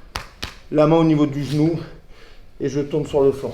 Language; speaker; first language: French; native; French